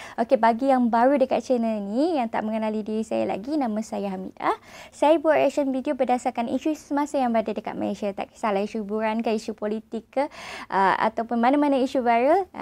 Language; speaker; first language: Malay; non-native, local second language; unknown